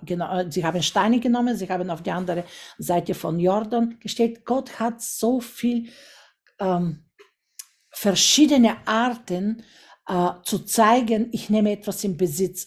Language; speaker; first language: German; non-native, fluent; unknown